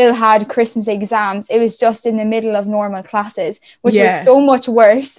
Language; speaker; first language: English; native; English